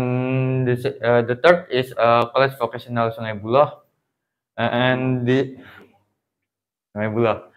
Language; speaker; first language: English; non-native, learner; Indonesian